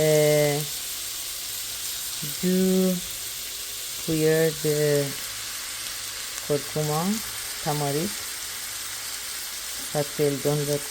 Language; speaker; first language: French; non-native, learner; Persian